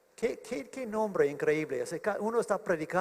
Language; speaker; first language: Spanish; non-native, fluent; English